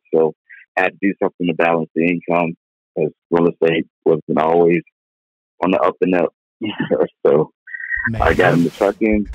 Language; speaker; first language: English; native; English